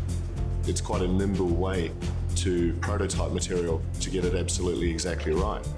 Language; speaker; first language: English; native; English